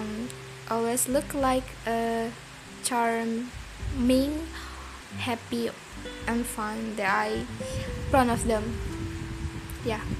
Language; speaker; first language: English; non-native, learner; Indonesian